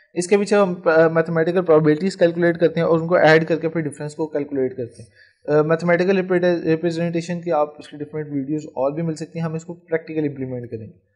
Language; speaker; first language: Urdu; non-native, local second language; Punjabi